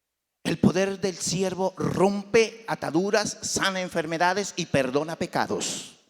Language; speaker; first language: Spanish; native; Spanish